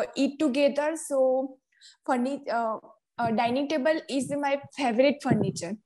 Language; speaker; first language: English; non-native, local second language; Gujarati